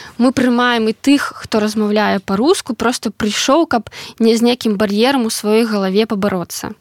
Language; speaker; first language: Belarusian; non-native, local second language; Russian